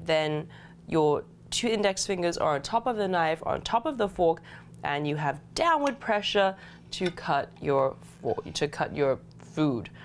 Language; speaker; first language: English; early bilingual, other home language; Chinese